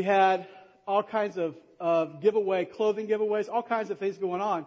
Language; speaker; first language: English; native; English